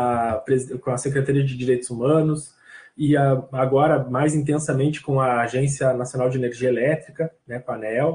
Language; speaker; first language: Portuguese; native; Portuguese